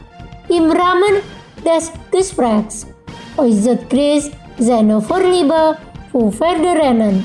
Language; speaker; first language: German; non-native, fluent; Indonesian